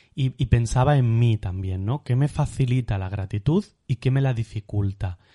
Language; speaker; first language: Spanish; native; Spanish